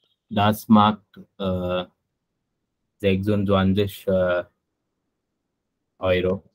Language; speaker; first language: German; non-native, learner; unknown